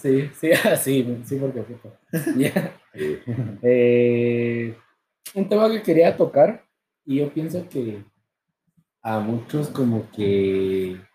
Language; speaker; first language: Spanish; native; Spanish